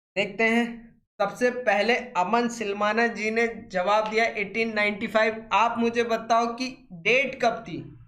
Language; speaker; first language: Hindi; native; Hindi